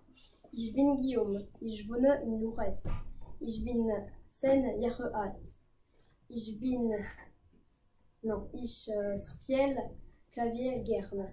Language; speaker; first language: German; non-native, learner; French